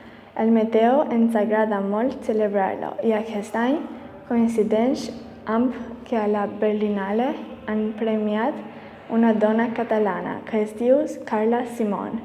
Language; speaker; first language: Catalan; non-native, learner; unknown